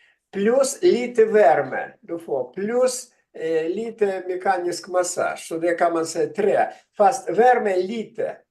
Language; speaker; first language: Swedish; non-native, learner; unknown